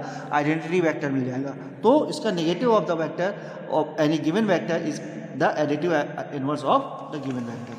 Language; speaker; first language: Hindi; native; Hindi